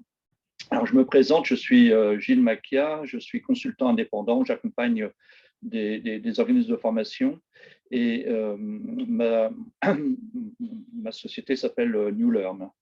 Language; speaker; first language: French; native; French